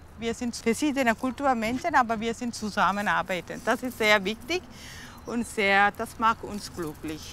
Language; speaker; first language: German; non-native, learner; Tamil